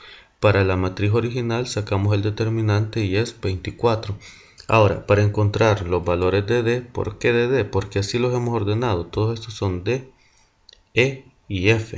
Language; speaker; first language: Spanish; native; Spanish